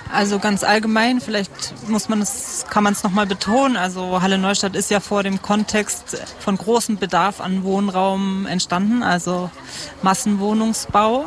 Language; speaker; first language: German; native; German